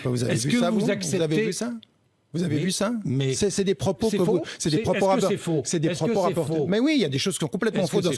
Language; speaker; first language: French; early bilingual, other home language; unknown